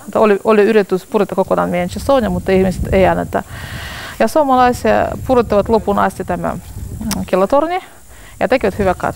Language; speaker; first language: Finnish; non-native, learner; Russian